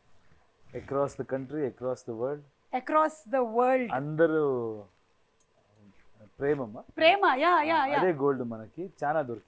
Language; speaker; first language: Telugu; non-native, fluent; Kannada